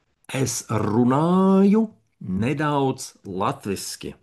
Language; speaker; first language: Latvian; non-native, learner; Russian